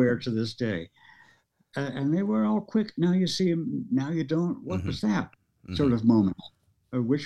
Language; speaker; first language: English; early bilingual, other home language; Norwegian